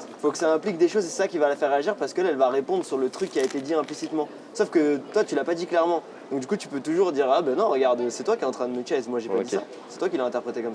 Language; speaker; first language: French; native; French